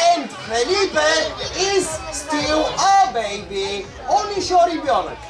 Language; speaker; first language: Russian; non-native, learner; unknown